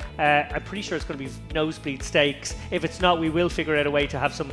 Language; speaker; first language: English; native; English